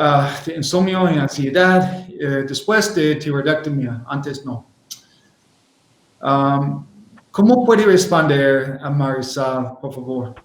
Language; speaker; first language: Spanish; non-native, learner; English